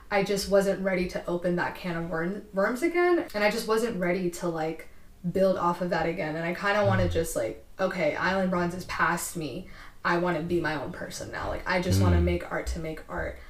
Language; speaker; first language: English; native; English